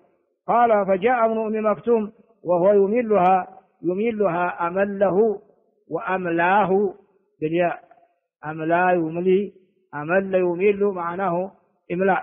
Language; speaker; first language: Arabic; non-native, fluent; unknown